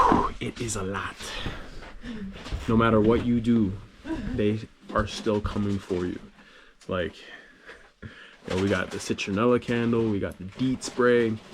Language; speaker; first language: English; native; English